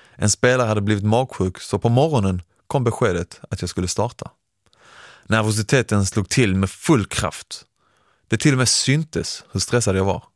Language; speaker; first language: Swedish; early bilingual, other home language; Persian